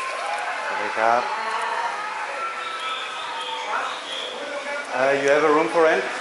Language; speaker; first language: English; non-native, learner; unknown